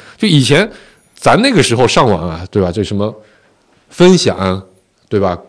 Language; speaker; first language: Chinese; non-native, local second language; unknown